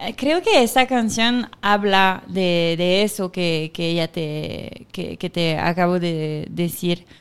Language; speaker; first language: Spanish; non-native, fluent; French